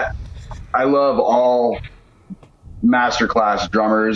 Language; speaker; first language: English; native; English